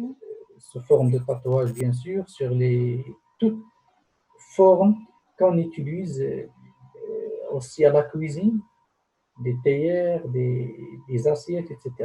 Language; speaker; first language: French; non-native, local second language; Arabic